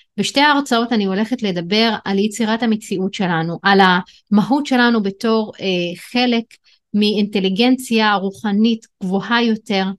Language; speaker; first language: Hebrew; non-native, local second language; Arabic